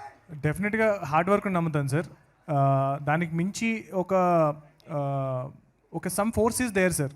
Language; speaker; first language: Telugu; native; Telugu